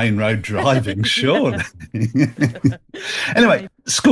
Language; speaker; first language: English; native; English